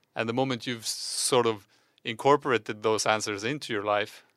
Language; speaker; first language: English; non-native, fluent; Norwegian